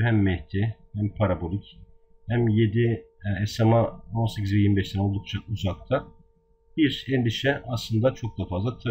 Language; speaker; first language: Turkish; native; Turkish